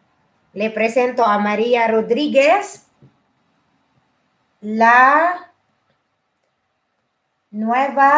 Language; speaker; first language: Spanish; non-native, learner; Filipino